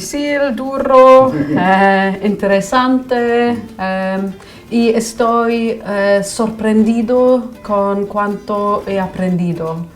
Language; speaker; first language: Spanish; non-native, learner; English